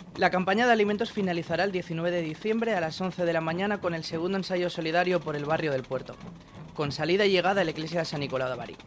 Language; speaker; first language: Spanish; non-native, local second language; Catalan